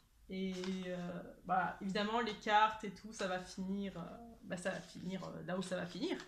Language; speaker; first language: French; native; French